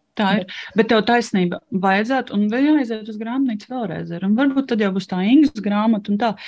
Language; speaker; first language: Latvian; non-native, local second language; Russian